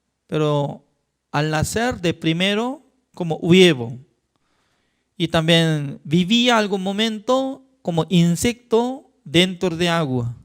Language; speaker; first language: Spanish; non-native, fluent; Korean